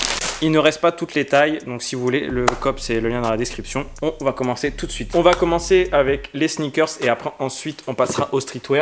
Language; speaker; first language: French; native; French